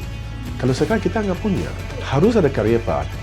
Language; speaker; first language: Indonesian; non-native, fluent; English